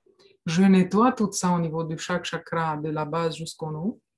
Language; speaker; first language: French; non-native, fluent; Romanian